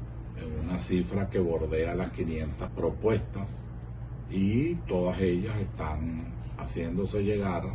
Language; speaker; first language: Spanish; native; Spanish